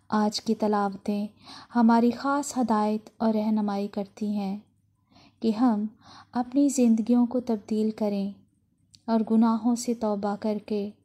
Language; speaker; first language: Urdu; non-native, local second language; Punjabi